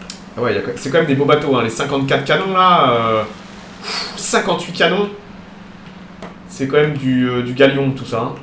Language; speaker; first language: French; native; French